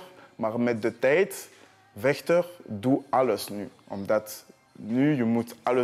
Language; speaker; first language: Dutch; non-native, learner; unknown